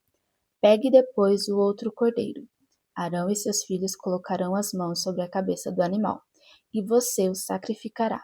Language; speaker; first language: Portuguese; native; Portuguese